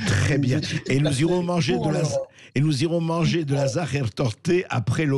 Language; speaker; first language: French; native; French